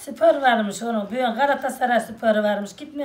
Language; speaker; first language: Turkish; native; Turkish